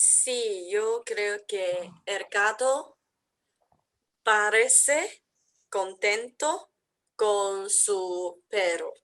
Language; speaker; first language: Spanish; non-native, learner; English